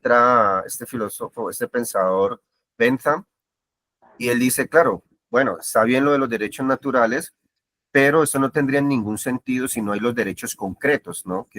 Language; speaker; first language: Spanish; native; Spanish